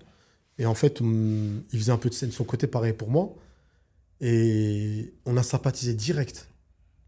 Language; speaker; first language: French; native; French